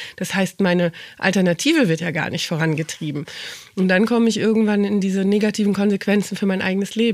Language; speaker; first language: German; native; German